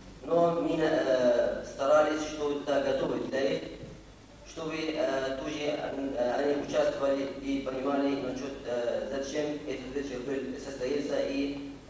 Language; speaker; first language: Russian; non-native, learner; Arabic